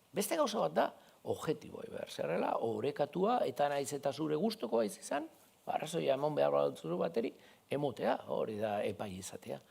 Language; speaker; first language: Basque; non-native, local second language; Spanish